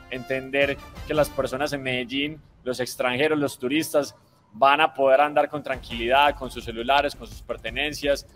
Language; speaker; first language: Spanish; native; Spanish